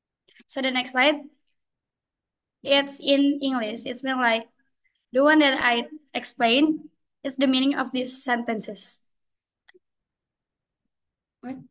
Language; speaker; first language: English; non-native, learner; Indonesian